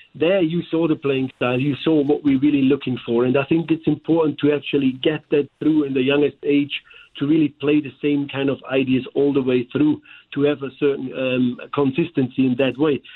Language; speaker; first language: English; non-native, fluent; German